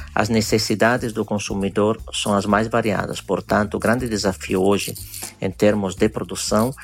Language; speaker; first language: Portuguese; non-native, fluent; Italian